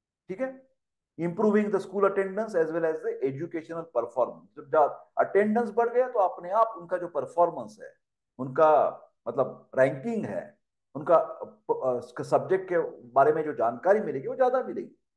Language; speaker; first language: Hindi; non-native, local second language; Marathi